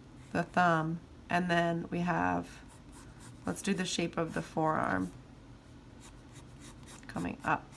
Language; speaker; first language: English; native; English